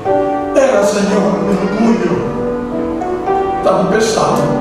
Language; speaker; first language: Spanish; native; Spanish